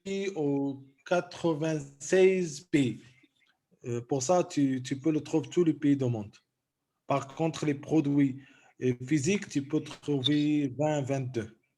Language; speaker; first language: French; non-native, local second language; Arabic